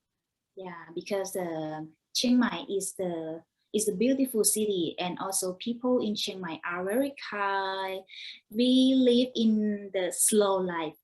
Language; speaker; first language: English; non-native, learner; Thai